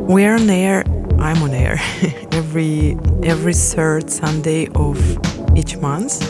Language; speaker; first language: English; non-native, fluent; Ukrainian